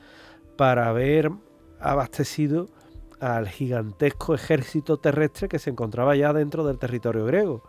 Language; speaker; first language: Spanish; native; Spanish